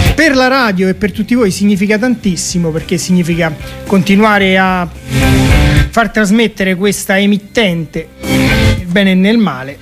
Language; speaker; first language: Italian; native; Italian